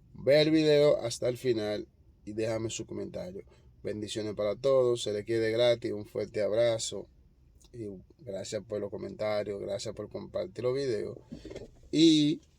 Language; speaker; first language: Spanish; non-native, fluent; Haitian Creole